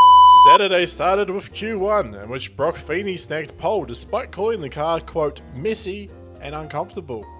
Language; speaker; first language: English; native; English